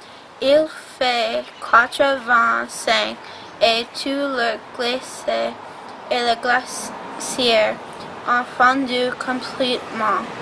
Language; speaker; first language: French; non-native, learner; English